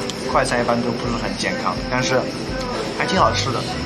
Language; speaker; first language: Chinese; native; Chinese